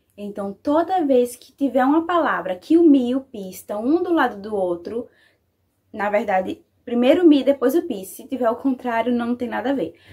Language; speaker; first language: Portuguese; native; Portuguese